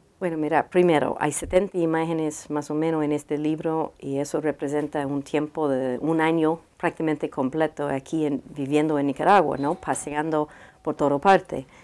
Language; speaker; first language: Spanish; non-native, learner; English